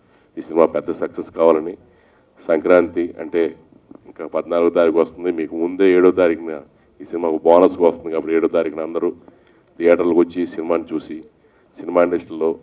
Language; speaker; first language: Telugu; native; Telugu